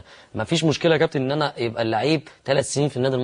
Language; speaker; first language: Arabic; native; Arabic